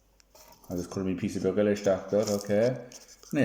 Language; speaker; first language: Irish; native; Irish